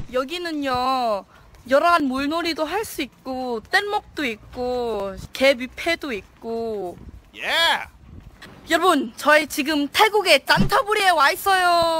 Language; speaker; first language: Korean; non-native, fluent; Thai